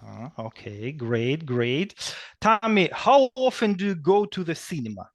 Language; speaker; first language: English; non-native, fluent; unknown